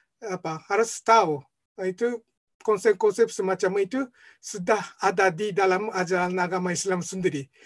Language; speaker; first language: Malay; non-native, fluent; Japanese